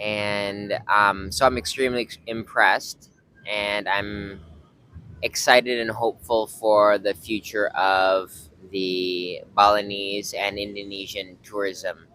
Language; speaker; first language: English; early bilingual, heritage; English